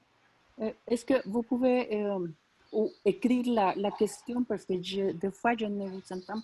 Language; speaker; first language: French; non-native, fluent; Spanish